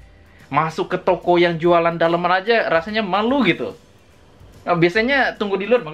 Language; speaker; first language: Indonesian; native; Indonesian